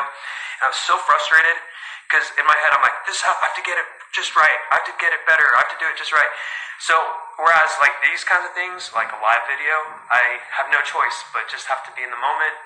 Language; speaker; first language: English; early bilingual, other home language; Spanish